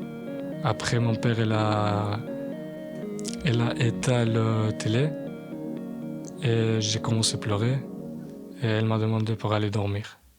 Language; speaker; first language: French; non-native, learner; Arabic